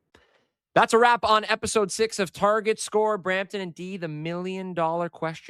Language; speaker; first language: English; native; English